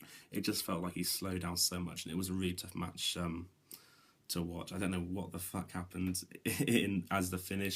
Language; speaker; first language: English; native; English